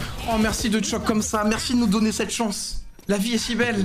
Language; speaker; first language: French; native; French